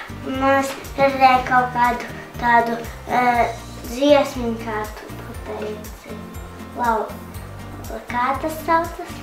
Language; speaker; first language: Latvian; early bilingual, heritage; Latvian